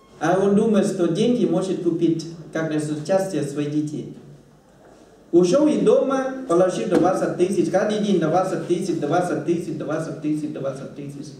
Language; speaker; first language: Russian; non-native, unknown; Thai